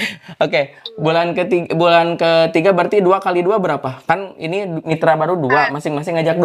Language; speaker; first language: Indonesian; native; Indonesian